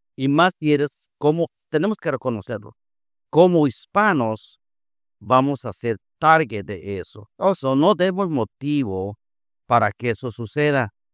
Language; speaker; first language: Spanish; native; Spanish